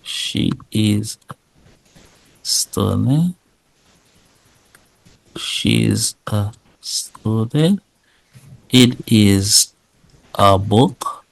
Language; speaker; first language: English; non-native, fluent; Haitian Creole